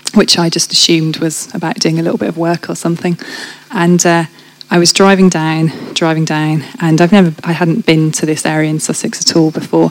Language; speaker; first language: English; native; English